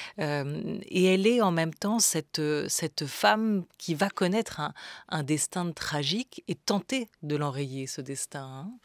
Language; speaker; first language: French; native; French